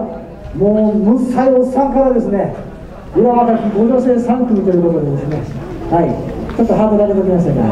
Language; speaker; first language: Japanese; native; Japanese